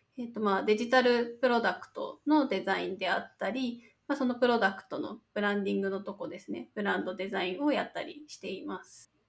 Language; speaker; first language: Japanese; native; Japanese